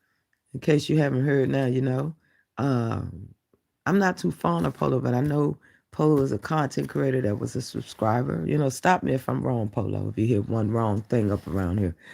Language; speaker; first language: English; native; English